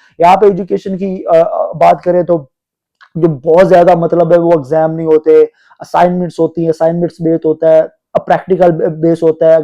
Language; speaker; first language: Urdu; non-native, local second language; Punjabi